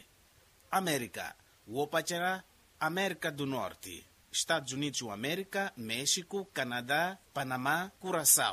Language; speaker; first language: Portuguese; non-native, local second language; Makhuwa